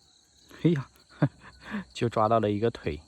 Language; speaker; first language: Chinese; native; Chinese